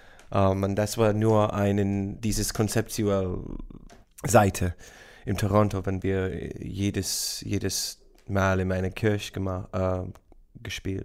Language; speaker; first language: German; non-native, learner; English